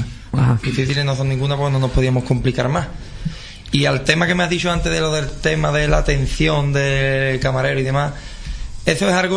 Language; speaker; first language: Spanish; native; Spanish